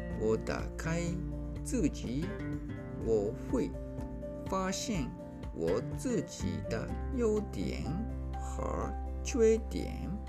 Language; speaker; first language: Chinese; non-native, learner; Japanese